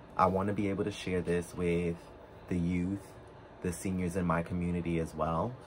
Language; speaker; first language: English; native; English